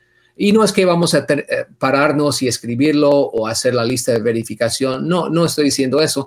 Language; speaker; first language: Spanish; non-native, fluent; English